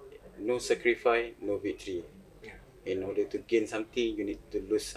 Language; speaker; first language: English; non-native, local second language; Malay